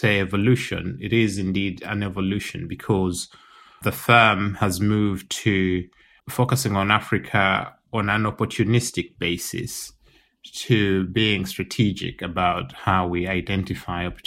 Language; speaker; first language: English; non-native, local second language; Ganda